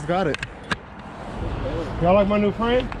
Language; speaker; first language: English; native; English